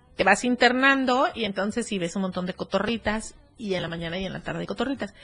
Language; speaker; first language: Spanish; native; Spanish